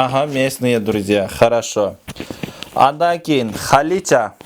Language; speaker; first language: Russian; non-native, local second language; Kyrgyz